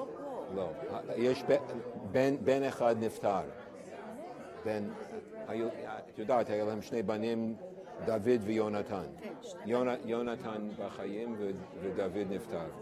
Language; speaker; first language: Hebrew; non-native, fluent; English